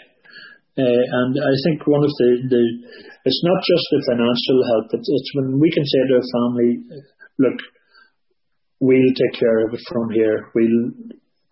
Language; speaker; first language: English; native; English